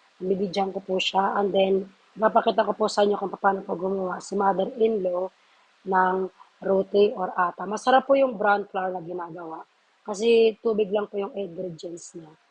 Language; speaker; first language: Filipino; non-native, local second language; Waray